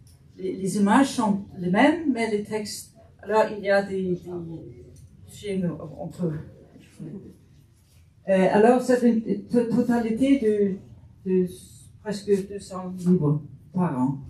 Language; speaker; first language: French; non-native, fluent; Faroese